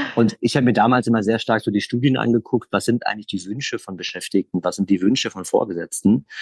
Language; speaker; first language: German; native; German